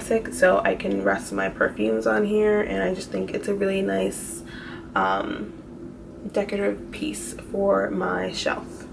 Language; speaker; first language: English; native; English